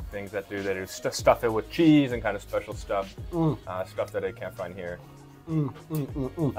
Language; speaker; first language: English; native; English